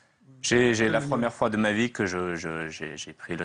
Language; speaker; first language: French; non-native, learner; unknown